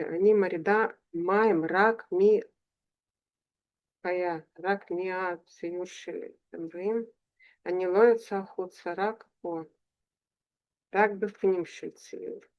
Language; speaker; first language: Hebrew; non-native, fluent; Russian